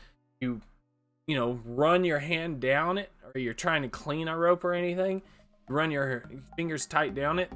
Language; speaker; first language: English; native; English